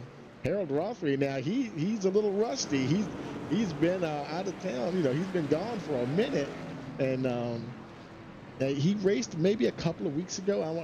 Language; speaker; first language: English; native; English